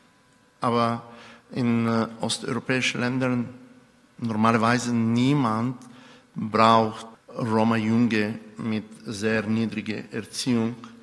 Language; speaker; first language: German; non-native, fluent; Bulgarian